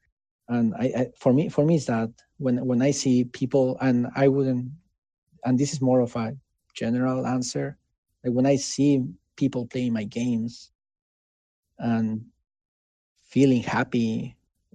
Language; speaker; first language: English; non-native, fluent; Spanish